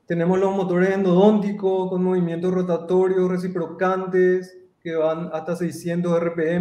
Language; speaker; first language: Spanish; native; Spanish